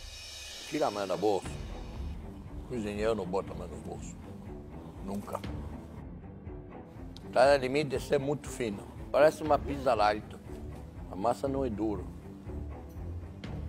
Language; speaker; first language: Portuguese; non-native, fluent; French